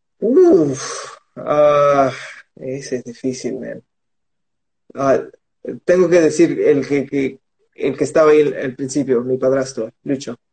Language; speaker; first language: Spanish; early bilingual, heritage; Spanish